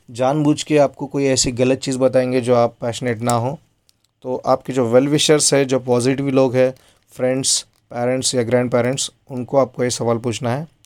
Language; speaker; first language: Hindi; non-native, local second language; Marathi